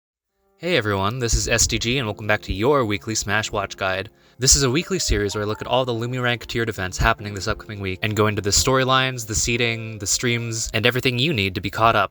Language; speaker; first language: English; native; English